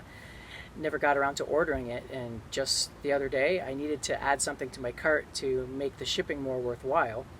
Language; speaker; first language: English; native; English